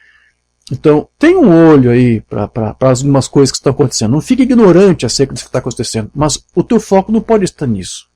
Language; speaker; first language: Portuguese; native; Portuguese